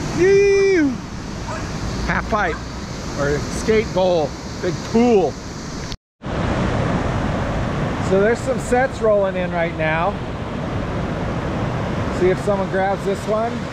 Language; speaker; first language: English; native; English